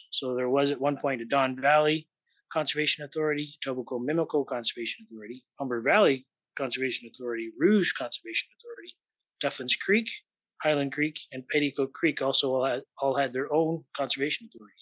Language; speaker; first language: English; native; English